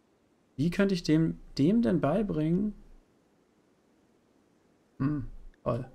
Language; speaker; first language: German; native; German